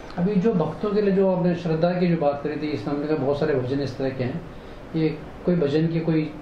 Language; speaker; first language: Hindi; native; Hindi